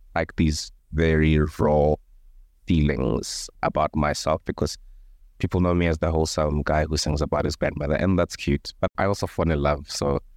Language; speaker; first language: English; non-native, local second language; Venda